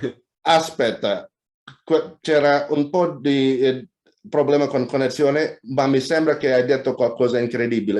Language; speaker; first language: Italian; non-native, fluent; Indonesian